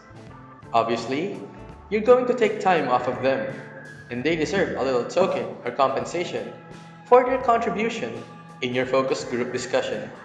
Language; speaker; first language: English; non-native, local second language; Filipino